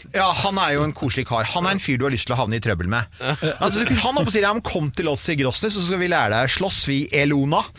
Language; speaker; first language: Norwegian; native; Norwegian